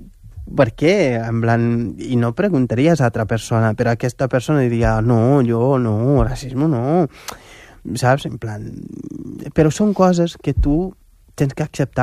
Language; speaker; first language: Catalan; non-native, fluent; Wolof